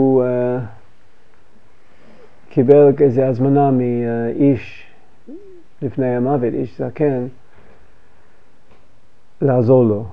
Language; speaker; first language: Hebrew; non-native, fluent; English